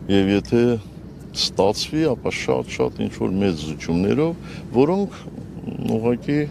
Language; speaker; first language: Armenian; native; Armenian